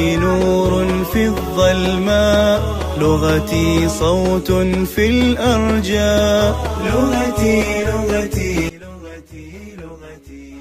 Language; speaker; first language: Arabic; non-native, learner; Indonesian